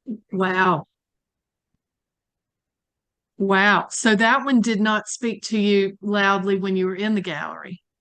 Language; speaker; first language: English; native; English